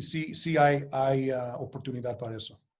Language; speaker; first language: Spanish; early bilingual, heritage; Spanish